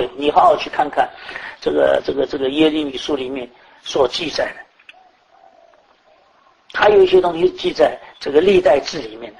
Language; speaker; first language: Chinese; native; Chinese